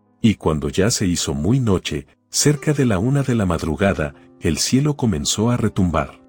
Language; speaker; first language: Spanish; native; Spanish